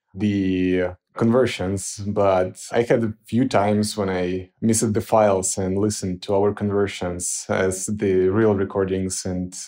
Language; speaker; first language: English; non-native, fluent; Ukrainian